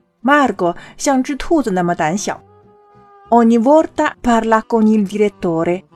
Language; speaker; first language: Italian; non-native, fluent; Chinese